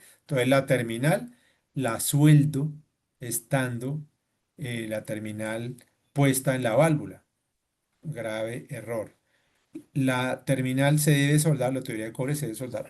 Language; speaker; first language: Spanish; native; Spanish